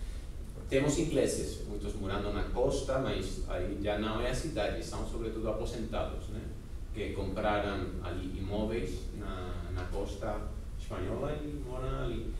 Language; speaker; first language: Portuguese; non-native, fluent; Spanish